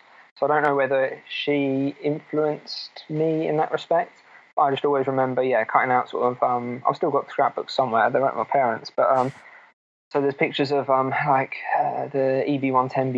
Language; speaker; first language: English; native; English